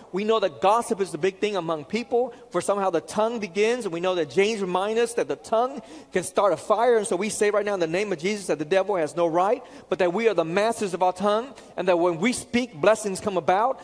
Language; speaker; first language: English; early bilingual, other home language; Vietnamese